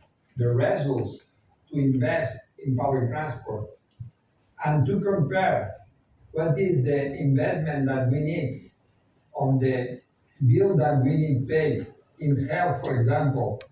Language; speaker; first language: English; non-native, fluent; Spanish